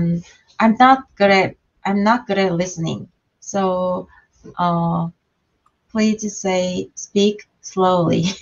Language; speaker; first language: English; non-native, learner; Korean